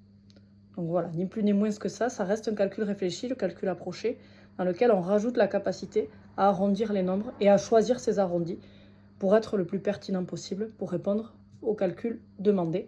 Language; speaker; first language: French; native; French